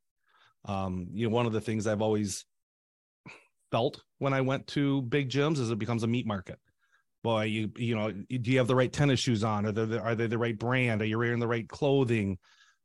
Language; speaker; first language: English; native; English